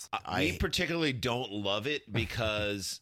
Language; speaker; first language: English; native; English